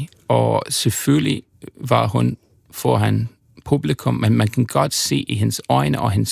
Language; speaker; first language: Danish; non-native, fluent; English